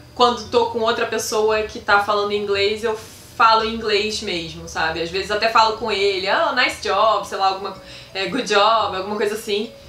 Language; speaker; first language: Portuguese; native; Portuguese